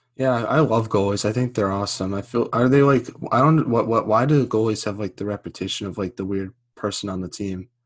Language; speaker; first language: English; native; English